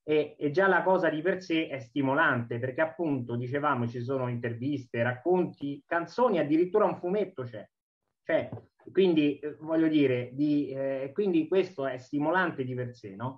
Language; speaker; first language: Italian; native; Italian